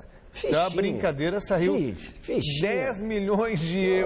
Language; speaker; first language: Portuguese; native; Portuguese